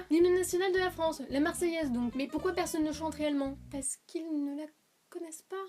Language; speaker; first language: French; early bilingual, other home language; Portuguese